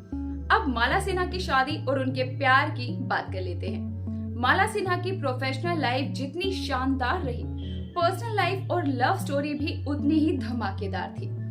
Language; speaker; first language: Hindi; native; Hindi